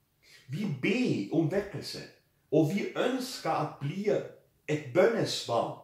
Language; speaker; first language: Swedish; non-native, fluent; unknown